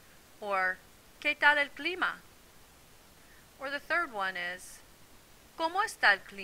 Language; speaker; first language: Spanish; non-native, fluent; English